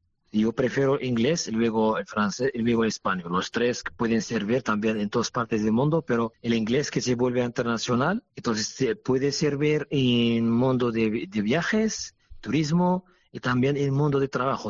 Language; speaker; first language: Spanish; non-native, fluent; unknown